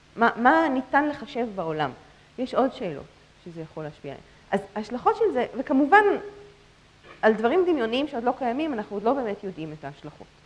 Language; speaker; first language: Hebrew; native; Hebrew